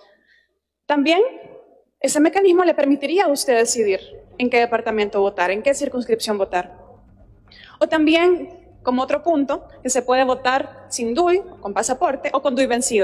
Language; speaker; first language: Spanish; native; Spanish